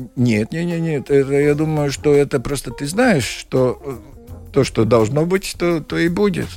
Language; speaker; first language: Russian; non-native, learner; Latvian